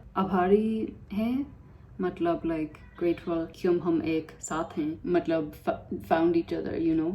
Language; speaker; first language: Hindi; non-native, learner; English